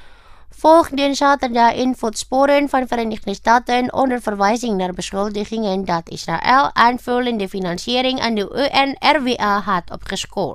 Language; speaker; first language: Dutch; non-native, learner; Indonesian